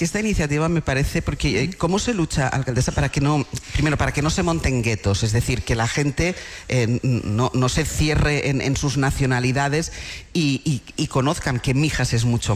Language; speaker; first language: Spanish; native; Spanish